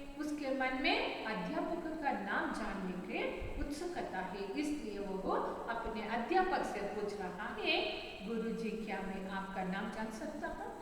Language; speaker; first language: Hindi; non-native, local second language; Kannada